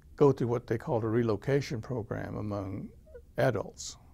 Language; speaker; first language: English; native; English